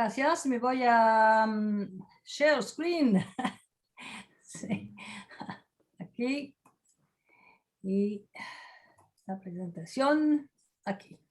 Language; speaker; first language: Spanish; non-native, fluent; French